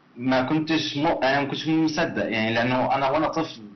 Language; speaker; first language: Arabic; native; Arabic